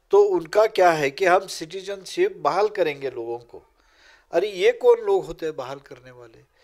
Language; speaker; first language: Urdu; non-native, local second language; Marathi